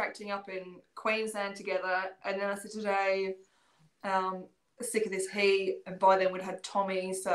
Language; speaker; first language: English; native; English